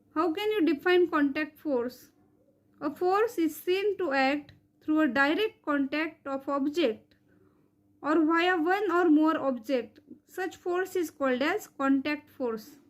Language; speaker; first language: English; non-native, local second language; Marathi